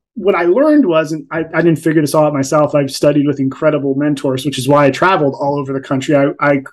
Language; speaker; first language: English; native; English